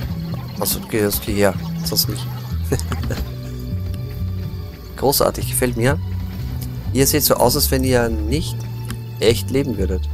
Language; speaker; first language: German; native; German